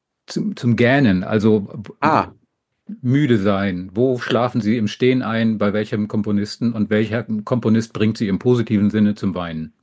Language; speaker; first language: German; native; German